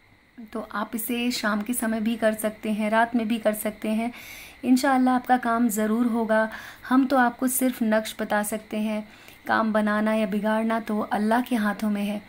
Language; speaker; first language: Hindi; native; Hindi